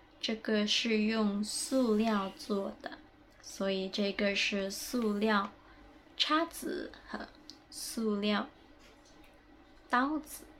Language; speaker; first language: Chinese; non-native, fluent; Indonesian